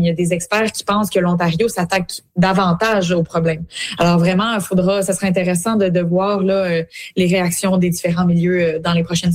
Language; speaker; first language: French; native; French